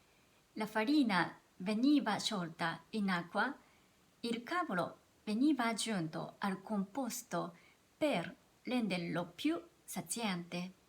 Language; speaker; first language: Italian; non-native, fluent; Japanese